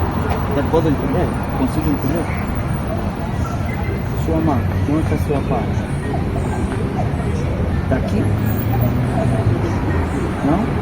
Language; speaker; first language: Portuguese; non-native, learner; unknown